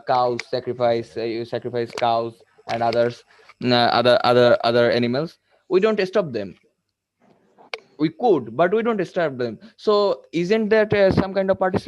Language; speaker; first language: English; non-native, local second language; Bangla